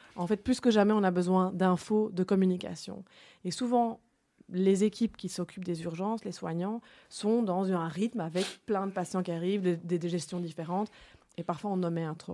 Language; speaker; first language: French; native; French